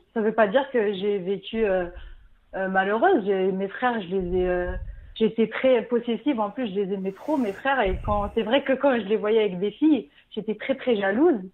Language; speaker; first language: French; early bilingual, other home language; Arabic